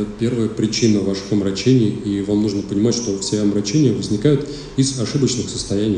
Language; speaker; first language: Russian; native; Russian